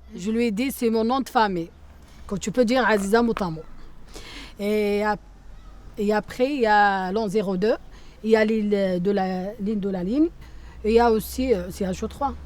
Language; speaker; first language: French; non-native, local second language; Arabic